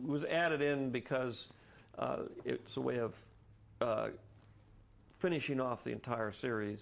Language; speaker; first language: English; native; English